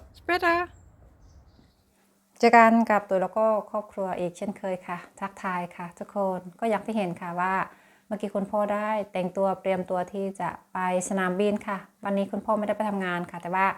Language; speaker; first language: Thai; native; Thai